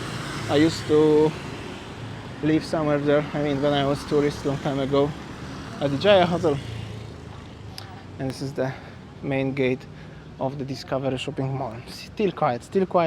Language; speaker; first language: English; non-native, fluent; Polish